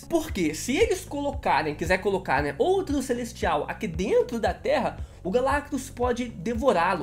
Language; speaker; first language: Portuguese; native; Portuguese